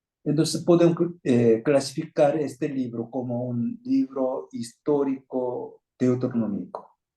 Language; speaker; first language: Spanish; non-native, fluent; Korean